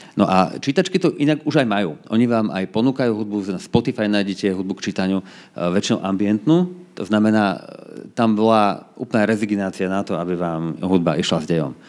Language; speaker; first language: Slovak; native; Slovak